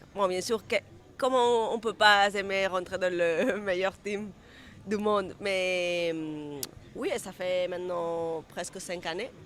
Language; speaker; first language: French; non-native, fluent; Spanish